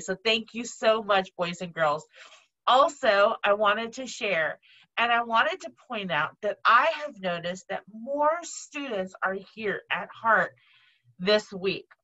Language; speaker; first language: English; native; English